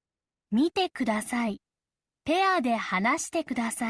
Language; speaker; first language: Japanese; non-native, learner; Filipino